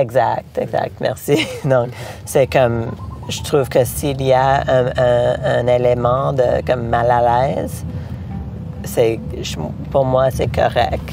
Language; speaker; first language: French; non-native, local second language; English